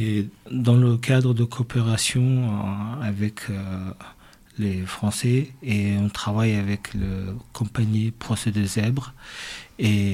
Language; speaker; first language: French; non-native, learner; Mongolian